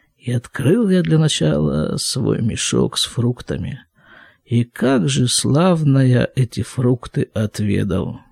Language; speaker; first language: Russian; native; Russian